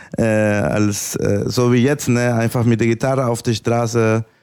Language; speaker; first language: German; non-native, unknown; Spanish